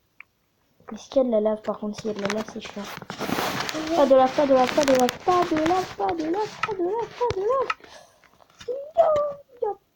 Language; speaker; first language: French; native; French